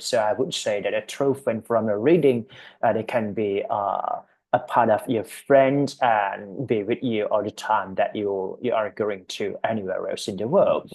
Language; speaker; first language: English; non-native, fluent; Thai